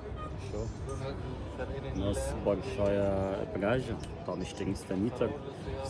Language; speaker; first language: Russian; non-native, learner; Arabic